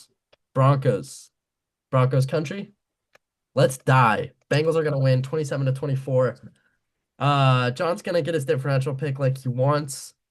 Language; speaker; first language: English; native; English